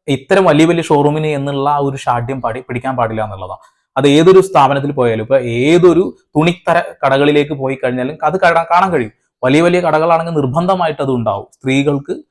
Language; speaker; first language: Malayalam; native; Malayalam